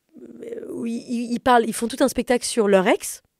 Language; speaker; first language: French; native; French